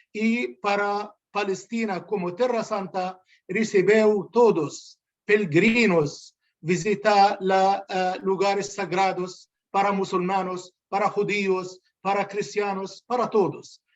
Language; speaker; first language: Spanish; non-native, learner; Arabic